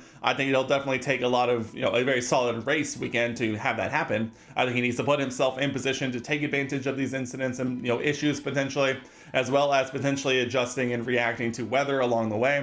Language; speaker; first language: English; native; English